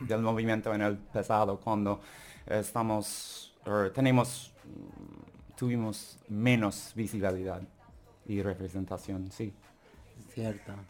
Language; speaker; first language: Spanish; non-native, learner; English